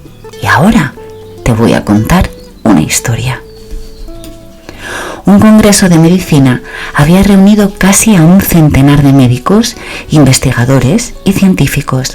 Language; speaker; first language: Spanish; native; Spanish